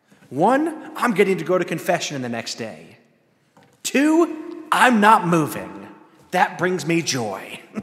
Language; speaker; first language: English; native; English